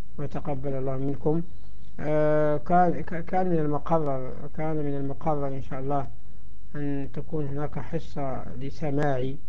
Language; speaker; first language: Arabic; native; Arabic